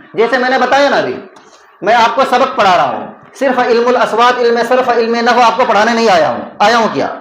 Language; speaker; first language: Urdu; native; Urdu